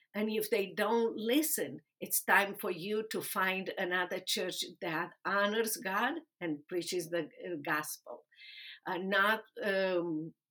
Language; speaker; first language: English; non-native, fluent; Romanian